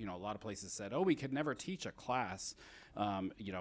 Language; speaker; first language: English; native; English